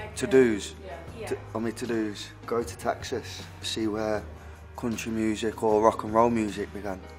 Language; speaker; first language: English; native; English